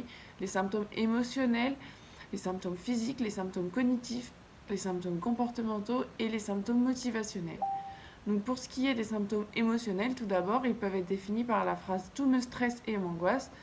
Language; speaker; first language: French; native; French